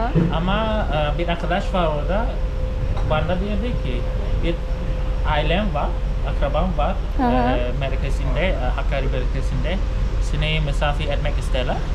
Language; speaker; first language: Turkish; non-native, fluent; Khmer